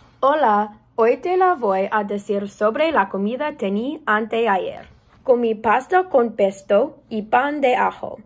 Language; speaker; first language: Spanish; non-native, learner; English